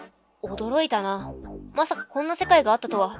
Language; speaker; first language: Japanese; native; Japanese